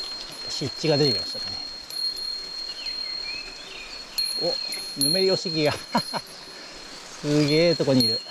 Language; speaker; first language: Japanese; native; Japanese